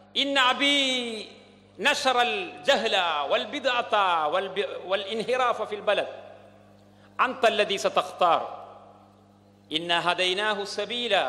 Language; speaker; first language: Arabic; non-native, fluent; Malayalam